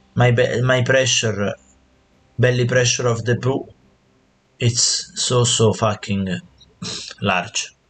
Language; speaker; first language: English; non-native, learner; Italian